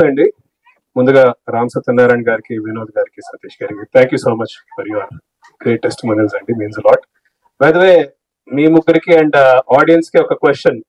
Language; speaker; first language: Telugu; native; Telugu